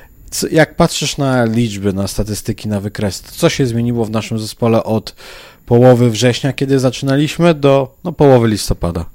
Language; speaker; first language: Polish; native; Polish